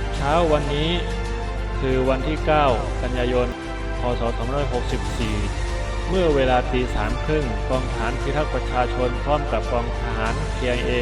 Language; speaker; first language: Thai; non-native, fluent; Burmese